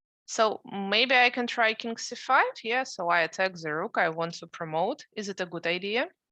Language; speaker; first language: English; non-native, fluent; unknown